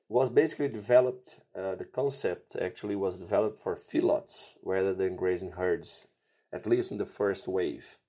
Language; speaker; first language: English; non-native, fluent; Portuguese